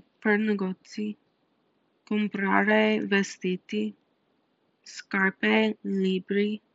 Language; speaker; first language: Italian; non-native, learner; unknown